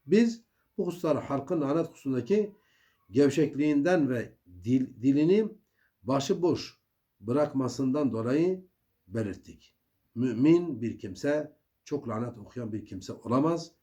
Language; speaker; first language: Turkish; native; Turkish